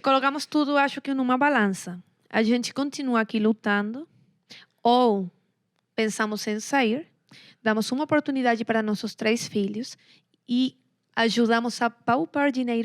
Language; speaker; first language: Portuguese; non-native, fluent; Spanish